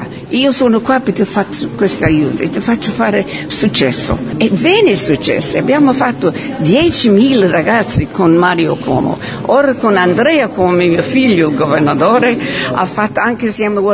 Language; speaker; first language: Italian; early bilingual, heritage; Italian